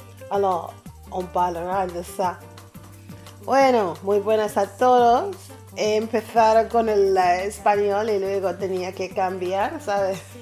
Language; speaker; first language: Spanish; non-native, fluent; English